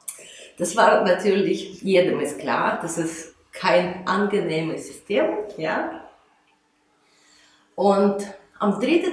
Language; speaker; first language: German; non-native, fluent; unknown